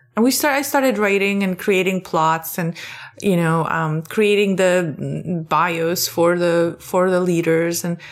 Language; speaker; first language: English; non-native, fluent; Arabic